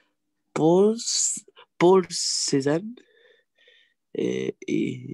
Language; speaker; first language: French; non-native, learner; Arabic